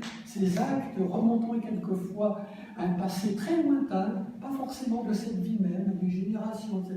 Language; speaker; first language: French; native; French